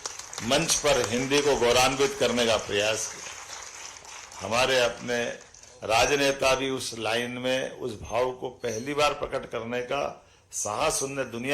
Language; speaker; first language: Hindi; native; Hindi